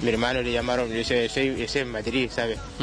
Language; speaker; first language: Spanish; non-native, learner; Wolof